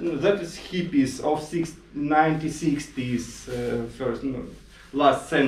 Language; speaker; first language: English; non-native, learner; Russian